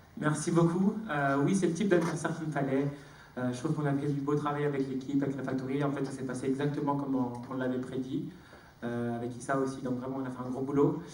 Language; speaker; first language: French; native; French